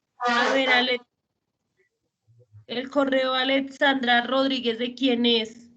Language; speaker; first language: Spanish; native; Spanish